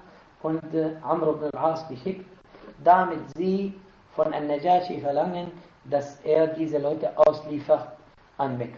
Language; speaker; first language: German; non-native, fluent; Arabic